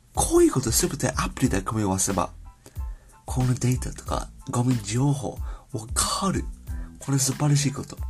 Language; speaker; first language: Japanese; non-native, learner; English